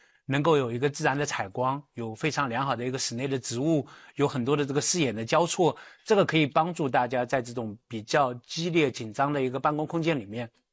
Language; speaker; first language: Chinese; native; Chinese